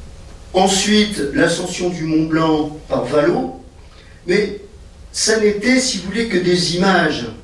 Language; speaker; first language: French; native; French